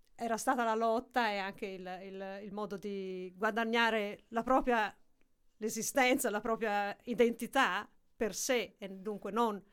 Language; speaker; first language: Italian; native; Italian